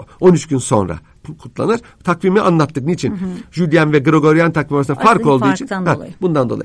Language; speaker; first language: Turkish; native; Turkish